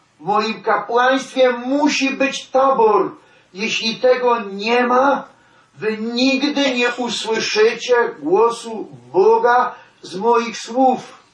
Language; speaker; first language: Polish; native; Polish